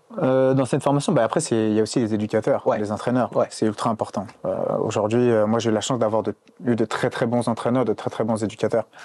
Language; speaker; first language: French; native; French